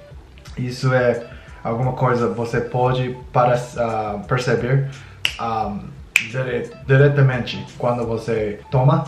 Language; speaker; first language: Portuguese; non-native, learner; English